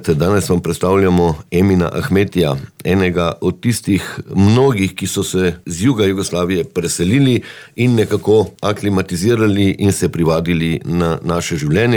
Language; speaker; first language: Slovenian; native; Slovenian